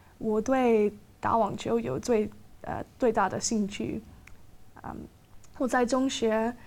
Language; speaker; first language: Chinese; non-native, fluent; English